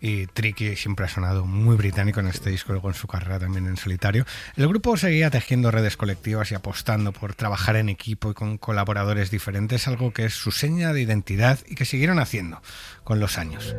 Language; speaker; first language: Spanish; native; Spanish